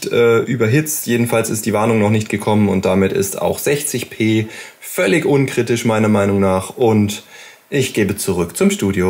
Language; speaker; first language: German; native; German